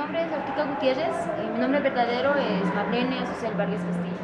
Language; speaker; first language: Spanish; native; Spanish